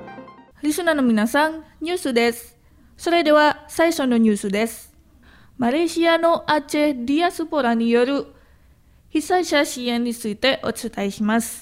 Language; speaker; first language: Japanese; non-native, fluent; Indonesian